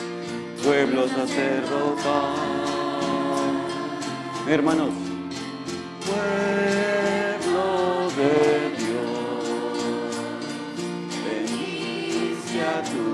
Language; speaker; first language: Spanish; native; Spanish